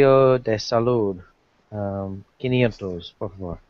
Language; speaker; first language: Spanish; non-native, learner; English